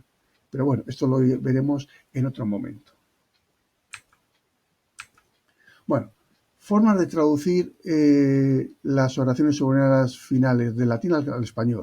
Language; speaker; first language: Spanish; native; Spanish